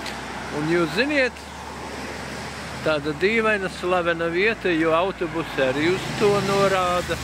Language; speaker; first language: Latvian; native; Latvian